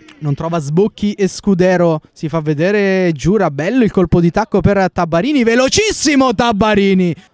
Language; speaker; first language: Italian; native; Italian